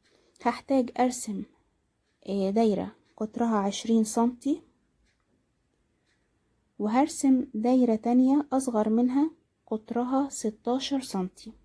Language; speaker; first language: Arabic; native; Arabic